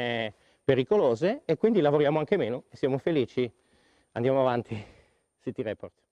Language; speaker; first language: Italian; native; Italian